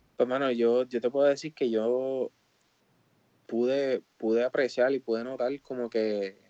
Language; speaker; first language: Spanish; native; Spanish